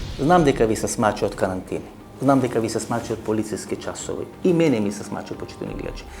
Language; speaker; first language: Macedonian; native; Macedonian